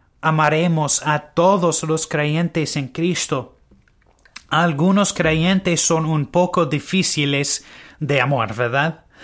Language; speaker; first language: Spanish; non-native, learner; English